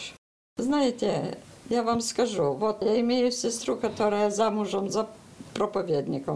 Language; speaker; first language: Russian; early bilingual, heritage; Russian